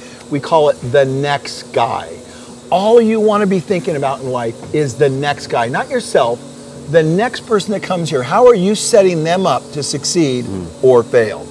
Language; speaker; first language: English; native; English